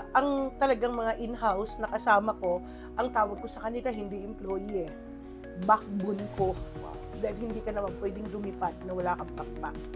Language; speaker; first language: Filipino; non-native, local second language; Cebuano